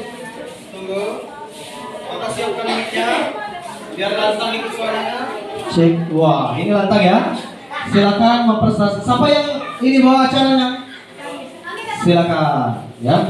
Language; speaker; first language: Indonesian; native; Indonesian